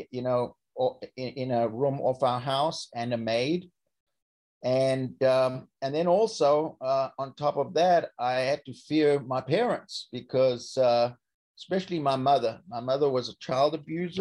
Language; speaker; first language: English; native; English